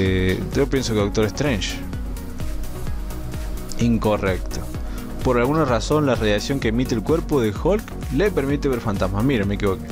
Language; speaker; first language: Spanish; native; Spanish